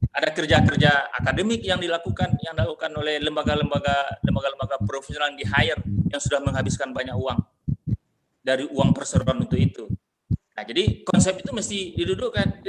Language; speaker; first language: Indonesian; non-native, local second language; Minangkabau